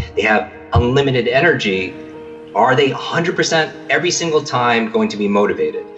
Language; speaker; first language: English; native; English